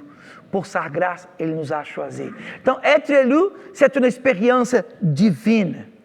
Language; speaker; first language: French; non-native, fluent; Portuguese